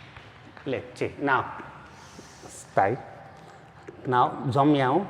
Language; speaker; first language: Vietnamese; non-native, learner; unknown